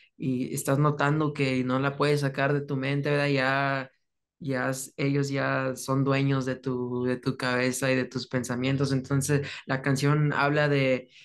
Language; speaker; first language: Spanish; early bilingual, heritage; Spanish